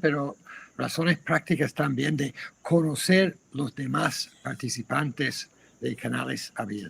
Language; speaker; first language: Spanish; non-native, fluent; English